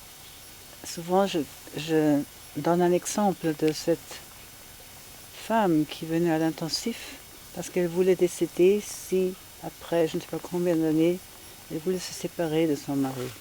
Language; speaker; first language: French; non-native, fluent; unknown